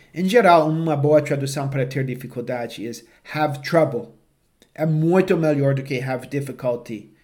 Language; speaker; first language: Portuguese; non-native, fluent; English